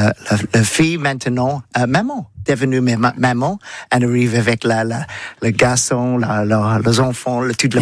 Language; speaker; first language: French; non-native, learner; English